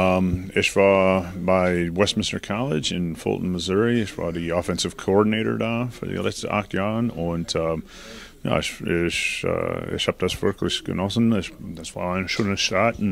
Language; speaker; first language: German; non-native, learner; English